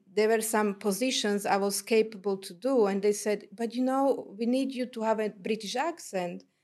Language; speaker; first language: English; non-native, fluent; Slovak